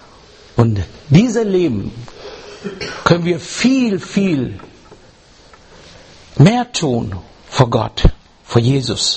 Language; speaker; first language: German; non-native, fluent; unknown